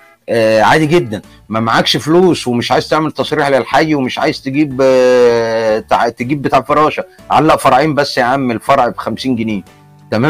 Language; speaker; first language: Arabic; native; Arabic